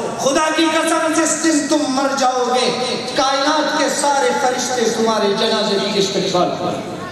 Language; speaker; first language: Urdu; non-native, local second language; Pashto